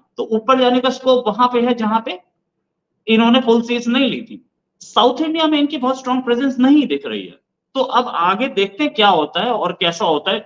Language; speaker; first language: Hindi; native; Hindi